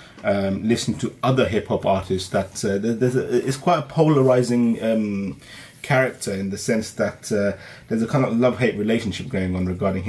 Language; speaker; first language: English; early bilingual, other home language; Urdu